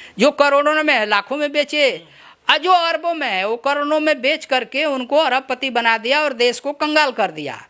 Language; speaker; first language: Hindi; native; Hindi